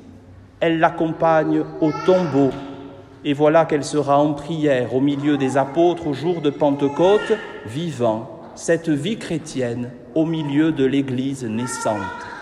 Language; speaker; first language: French; native; French